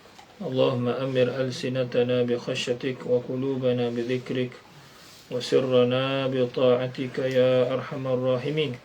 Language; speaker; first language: Arabic; non-native, fluent; Malay